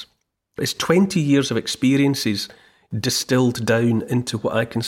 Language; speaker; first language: English; native; English